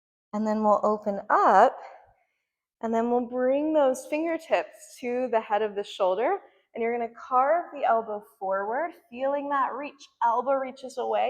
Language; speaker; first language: English; native; English